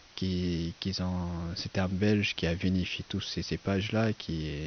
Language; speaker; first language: French; non-native, fluent; Persian